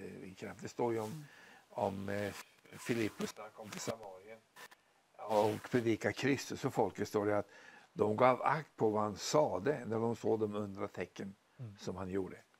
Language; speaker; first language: Swedish; native; Swedish